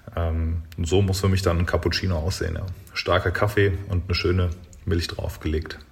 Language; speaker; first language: German; native; German